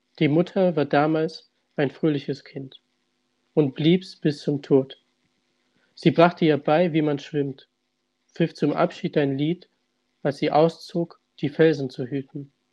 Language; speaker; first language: German; early bilingual, other home language; Russian